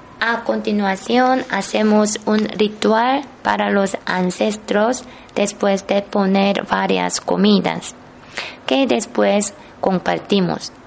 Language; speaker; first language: Spanish; non-native, fluent; Korean